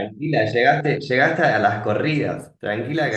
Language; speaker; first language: Spanish; native; Spanish